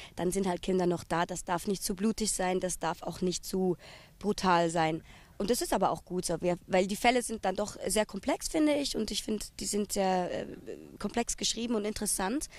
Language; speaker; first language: German; native; German